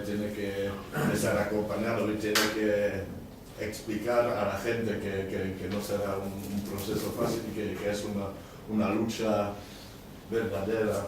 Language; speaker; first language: Spanish; non-native, learner; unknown